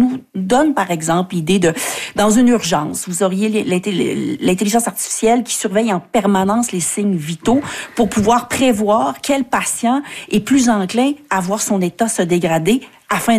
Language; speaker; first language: French; native; French